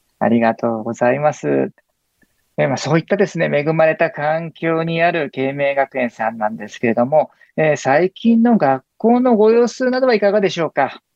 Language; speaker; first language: Japanese; native; Japanese